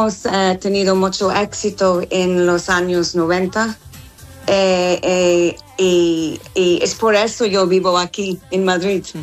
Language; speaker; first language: Spanish; non-native, fluent; English